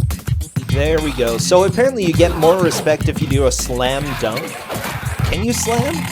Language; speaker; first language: English; native; English